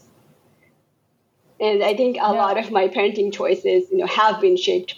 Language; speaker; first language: English; non-native, local second language; Bangla